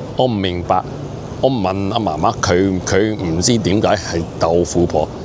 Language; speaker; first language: Cantonese; early bilingual, heritage; Cantonese